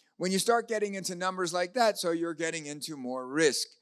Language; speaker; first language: English; native; English